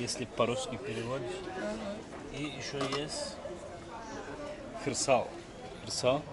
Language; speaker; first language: Russian; non-native, learner; Turkish